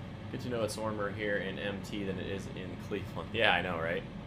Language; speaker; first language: English; native; English